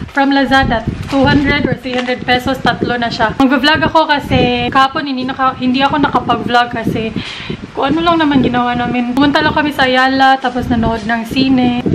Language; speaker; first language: Filipino; non-native, local second language; Cebuano